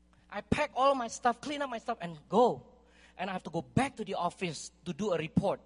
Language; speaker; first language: English; non-native, fluent; Indonesian